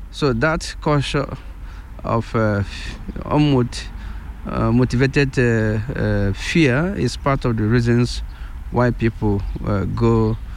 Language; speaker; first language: English; non-native, local second language; Igbo